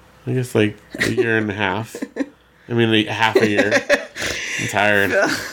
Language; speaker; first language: English; native; English